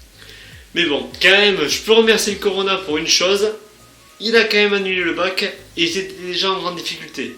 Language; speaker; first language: French; native; French